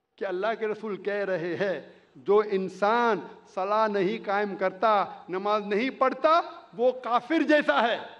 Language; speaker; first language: Hindi; non-native, local second language; Konkani